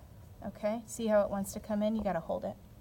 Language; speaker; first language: English; native; English